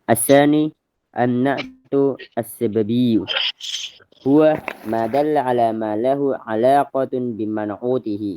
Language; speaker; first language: Arabic; non-native, learner; Indonesian